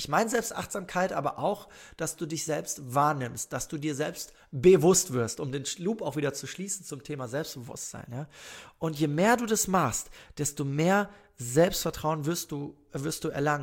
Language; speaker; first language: German; native; German